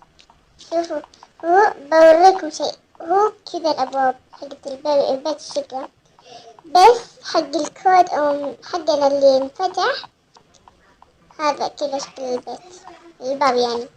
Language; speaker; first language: Arabic; native; Arabic